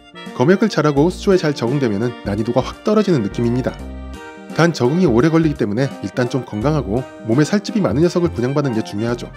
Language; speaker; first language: Korean; native; Korean